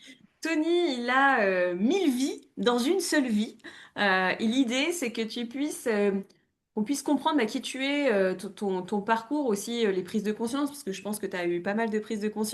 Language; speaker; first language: French; native; French